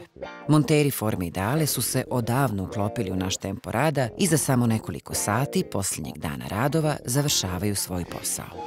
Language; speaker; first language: Serbian; native; Serbian